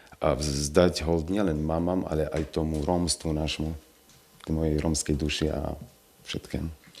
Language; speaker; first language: Slovak; non-native, local second language; Romany